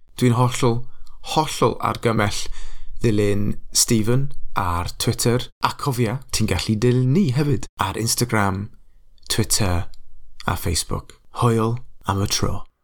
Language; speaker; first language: Welsh; non-native, local second language; English